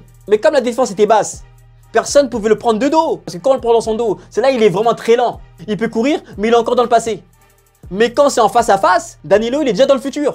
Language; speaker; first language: French; native; French